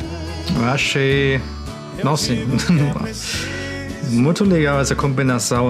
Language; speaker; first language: Portuguese; non-native, fluent; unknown